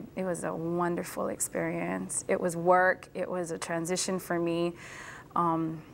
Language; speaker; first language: English; native; English